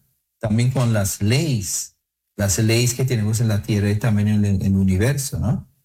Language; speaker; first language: Spanish; non-native, fluent; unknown